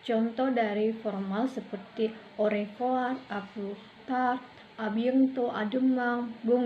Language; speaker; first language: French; non-native, learner; Indonesian